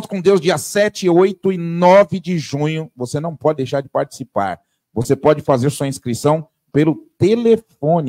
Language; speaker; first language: Portuguese; native; Portuguese